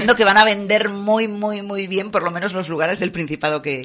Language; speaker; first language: Spanish; native; Spanish